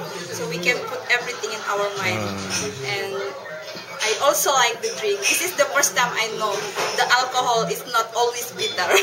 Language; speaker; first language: English; non-native, learner; Indonesian